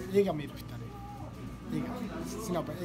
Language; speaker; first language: Japanese; non-native, learner; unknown